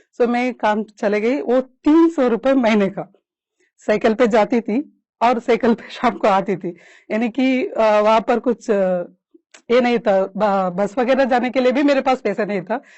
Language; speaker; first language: Hindi; non-native, local second language; Kannada